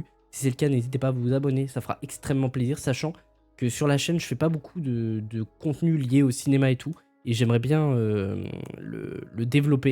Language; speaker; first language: French; native; French